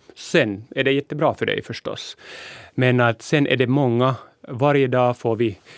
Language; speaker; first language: Swedish; non-native, local second language; Finnish